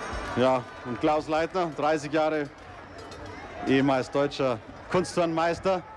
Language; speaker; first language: German; native; German